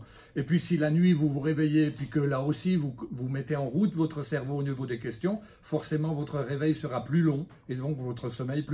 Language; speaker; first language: French; native; French